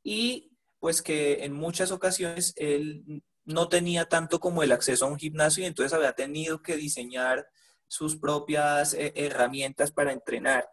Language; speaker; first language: Spanish; native; Spanish